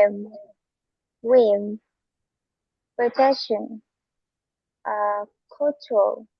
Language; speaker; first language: English; non-native, learner; Vietnamese